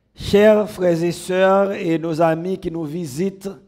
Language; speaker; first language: French; native; French